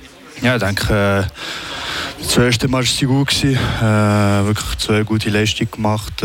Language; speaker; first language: German; non-native, local second language; French